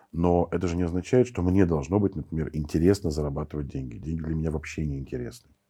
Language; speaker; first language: Russian; native; Russian